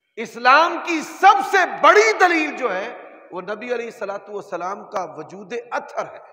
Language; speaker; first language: Urdu; non-native, local second language; Punjabi